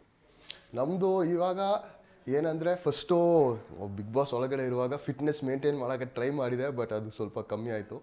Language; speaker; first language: Kannada; non-native, local second language; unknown